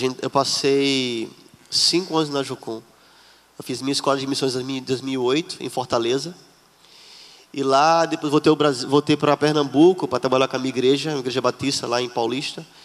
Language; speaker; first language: Portuguese; native; Portuguese